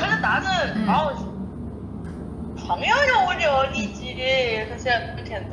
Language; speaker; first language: Korean; non-native, fluent; Chinese